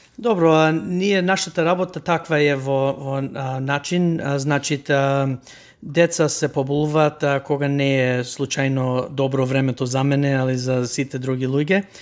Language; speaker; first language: Macedonian; early bilingual, heritage; Macedonian